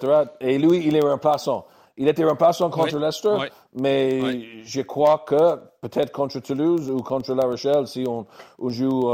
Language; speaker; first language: French; non-native, learner; English